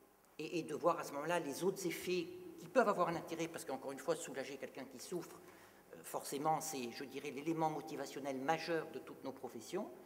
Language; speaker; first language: French; native; French